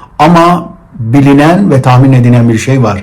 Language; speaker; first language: Turkish; native; Turkish